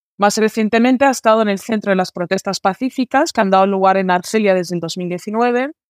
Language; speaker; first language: Spanish; early bilingual, other home language; Arabic